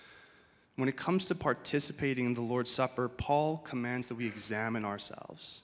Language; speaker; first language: English; native; English